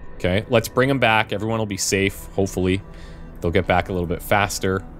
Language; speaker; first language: English; native; English